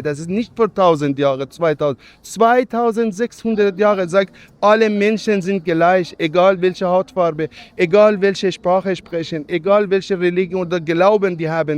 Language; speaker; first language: German; non-native, learner; Persian